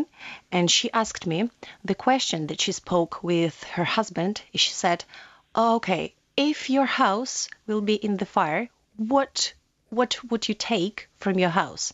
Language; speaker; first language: English; non-native, learner; Ukrainian